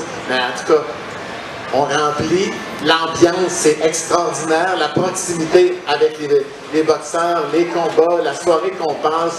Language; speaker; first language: French; native; French